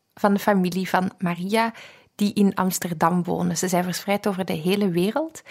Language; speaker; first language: Dutch; native; Dutch